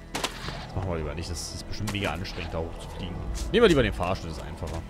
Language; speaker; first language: German; native; German